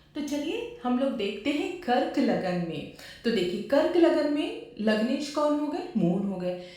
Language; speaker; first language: Hindi; native; Hindi